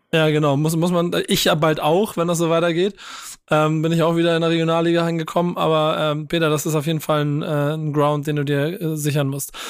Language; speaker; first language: German; native; German